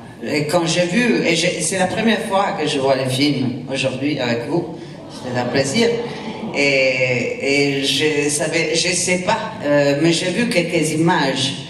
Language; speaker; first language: French; non-native, fluent; Italian